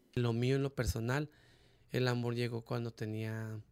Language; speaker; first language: Spanish; native; Spanish